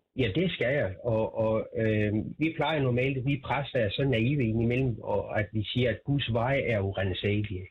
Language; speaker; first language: Danish; non-native, fluent; Persian